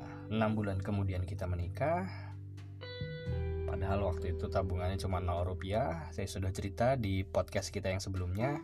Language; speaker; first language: Indonesian; native; Indonesian